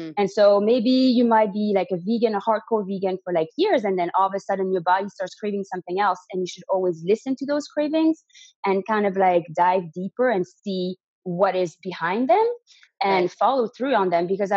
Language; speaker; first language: English; non-native, fluent; French